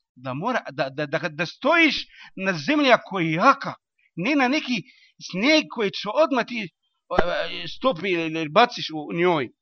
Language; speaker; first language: Bosnian; non-native, learner; Arabic